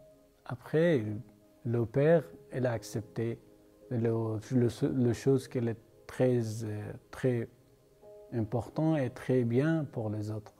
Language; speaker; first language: French; non-native, learner; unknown